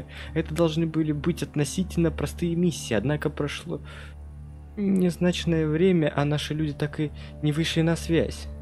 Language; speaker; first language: Russian; native; Russian